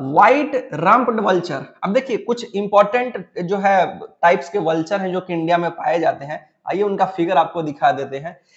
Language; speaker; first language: Hindi; native; Hindi